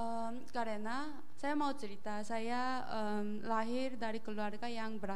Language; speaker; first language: Indonesian; non-native, learner; Korean